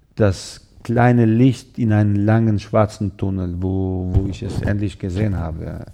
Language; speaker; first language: German; non-native, fluent; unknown